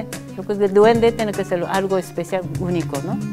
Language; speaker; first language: Spanish; non-native, learner; Japanese